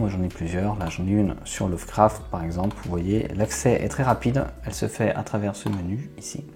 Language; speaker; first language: French; native; French